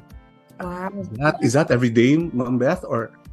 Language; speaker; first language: English; non-native, local second language; Filipino